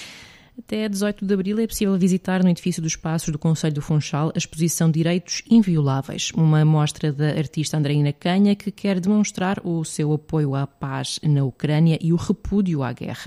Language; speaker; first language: Portuguese; native; Portuguese